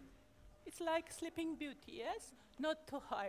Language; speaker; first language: English; non-native, learner; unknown